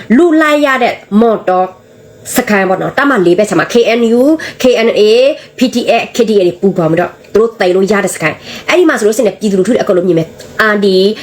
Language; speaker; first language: Burmese; non-native, local second language; S'gaw Karen